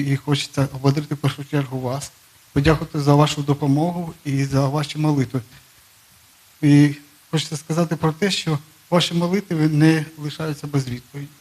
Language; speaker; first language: Ukrainian; non-native, local second language; Russian